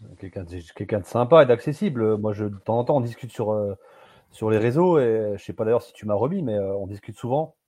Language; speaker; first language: French; native; French